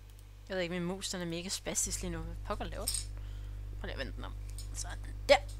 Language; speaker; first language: Danish; native; Danish